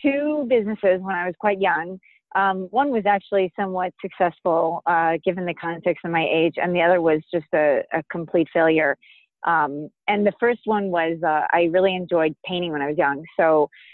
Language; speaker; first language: English; native; English